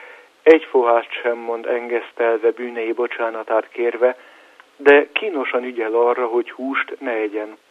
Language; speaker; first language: Hungarian; native; Hungarian